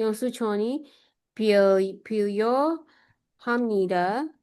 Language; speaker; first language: Korean; non-native, learner; Indonesian